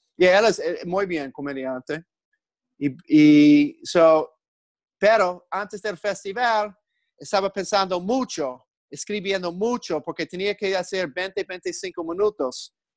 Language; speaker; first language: Spanish; non-native, learner; English